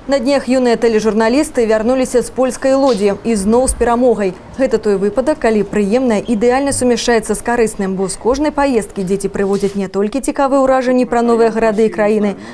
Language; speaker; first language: Belarusian; native; Belarusian